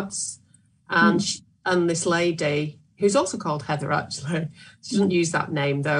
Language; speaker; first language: English; native; English